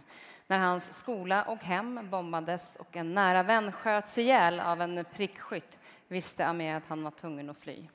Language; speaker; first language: Swedish; native; Swedish